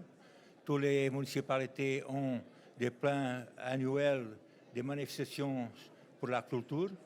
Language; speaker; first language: French; non-native, learner; Portuguese